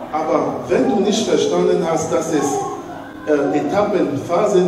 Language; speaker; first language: German; non-native, learner; French